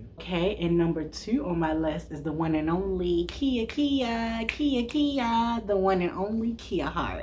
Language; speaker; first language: English; native; English